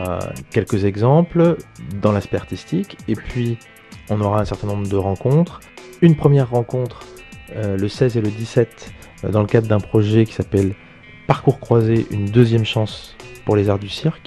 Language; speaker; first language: French; native; French